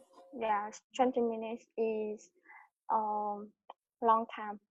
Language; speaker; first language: English; non-native, learner; Vietnamese